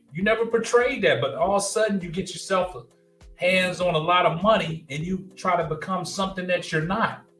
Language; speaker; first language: English; native; English